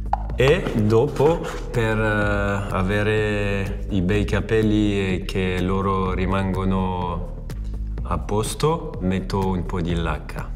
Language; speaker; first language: Italian; non-native, fluent; French